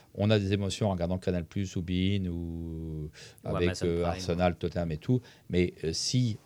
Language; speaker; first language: French; native; French